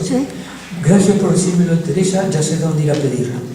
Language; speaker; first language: Spanish; native; Spanish